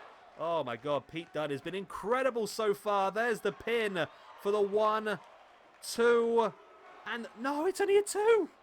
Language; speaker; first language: English; native; English